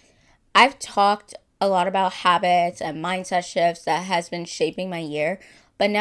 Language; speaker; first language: English; native; English